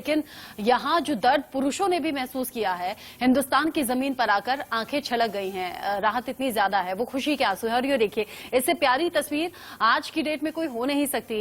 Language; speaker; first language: Hindi; native; Hindi